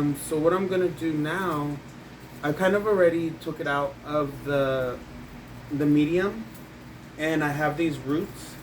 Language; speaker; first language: English; native; English